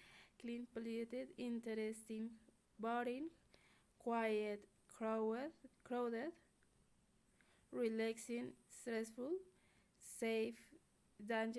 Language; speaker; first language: English; non-native, learner; Spanish